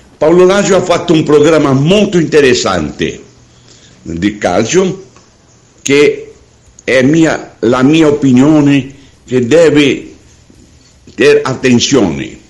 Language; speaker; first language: Italian; non-native, learner; Portuguese